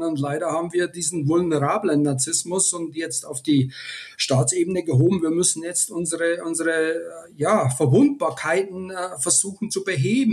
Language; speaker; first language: German; native; German